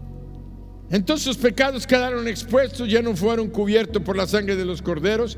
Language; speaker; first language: Spanish; native; Spanish